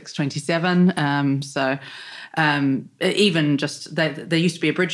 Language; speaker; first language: English; native; English